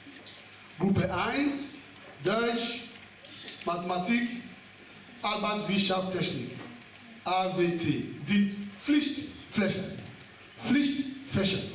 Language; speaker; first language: German; non-native, fluent; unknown